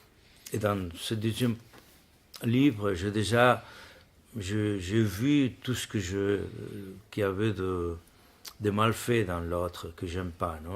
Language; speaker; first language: French; non-native, learner; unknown